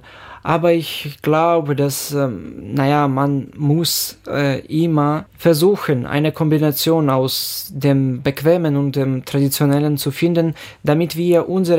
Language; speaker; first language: German; non-native, fluent; Ukrainian